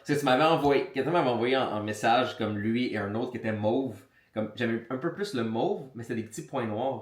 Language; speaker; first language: French; native; French